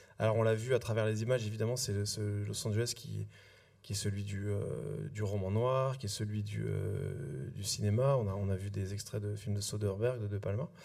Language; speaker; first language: French; native; French